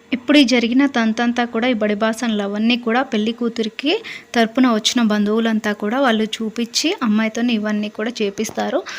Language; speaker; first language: Telugu; non-native, local second language; Lambadi